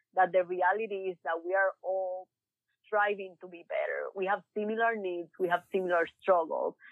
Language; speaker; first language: English; early bilingual, other home language; Spanish